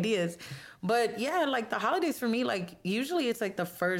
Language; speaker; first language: English; non-native, fluent; Spanish